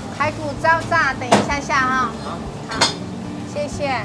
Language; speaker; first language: Chinese; non-native, fluent; Vietnamese